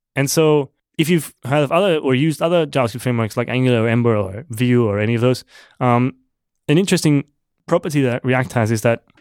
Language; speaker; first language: English; non-native, fluent; German